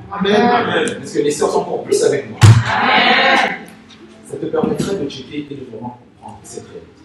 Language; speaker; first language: French; non-native, local second language; Lingala